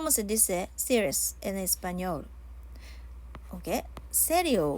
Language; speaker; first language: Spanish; non-native, learner; Japanese